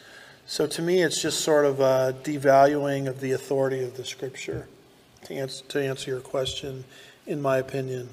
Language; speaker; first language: English; native; English